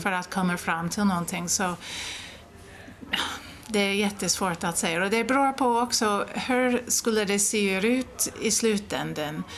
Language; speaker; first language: Swedish; non-native, fluent; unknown